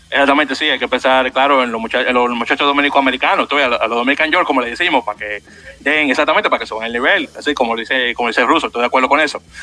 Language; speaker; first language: Spanish; native; Spanish